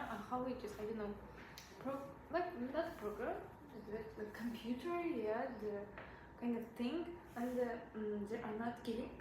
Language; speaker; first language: English; non-native, learner; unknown